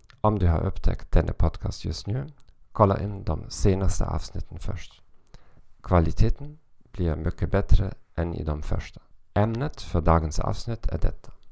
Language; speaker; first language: Swedish; non-native, learner; German